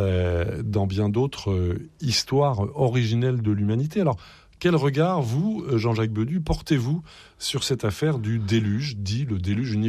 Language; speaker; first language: French; native; French